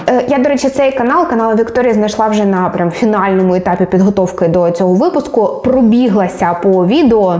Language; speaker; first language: Ukrainian; native; Ukrainian